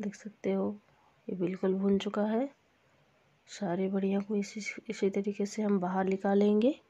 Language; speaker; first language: Hindi; non-native, local second language; Bangla